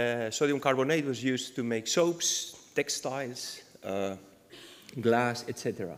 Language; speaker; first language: English; non-native, fluent; Spanish